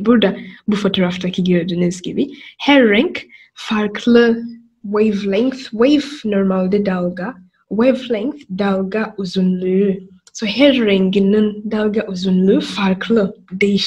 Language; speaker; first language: Turkish; non-native, learner; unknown